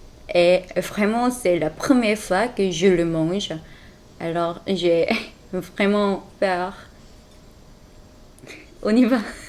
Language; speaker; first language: French; non-native, fluent; Korean